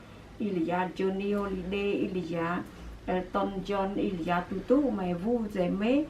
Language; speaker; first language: French; non-native, fluent; Khmer